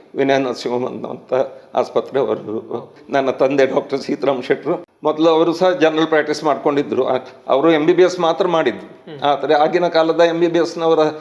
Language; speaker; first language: Kannada; native; Kannada